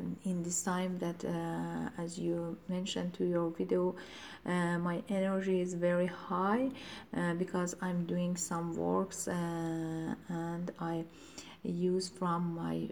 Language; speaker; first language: English; non-native, learner; Persian